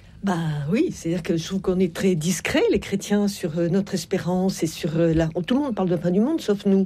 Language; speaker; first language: French; native; French